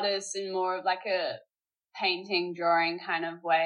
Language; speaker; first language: English; native; English